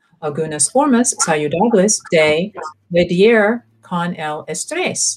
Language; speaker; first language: Spanish; non-native, fluent; English